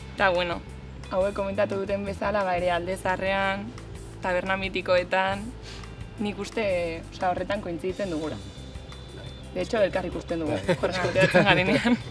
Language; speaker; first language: Basque; native; Basque